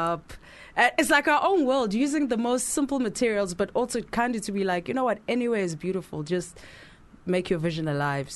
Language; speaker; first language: English; non-native, local second language; Zulu